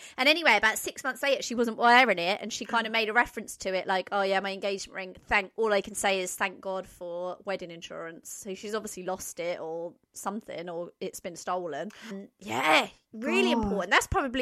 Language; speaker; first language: English; native; English